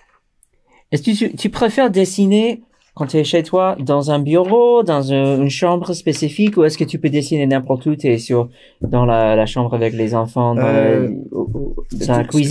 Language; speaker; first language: French; non-native, fluent; English